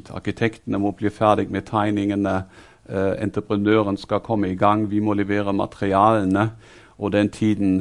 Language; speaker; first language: Norwegian; non-native, fluent; German